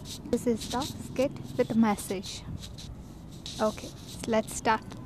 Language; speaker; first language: English; non-native, local second language; Malayalam